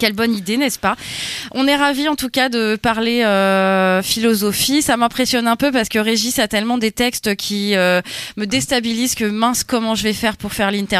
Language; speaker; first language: French; native; French